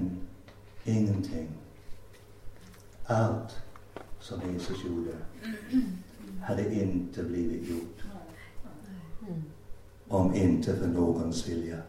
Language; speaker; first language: Swedish; non-native, fluent; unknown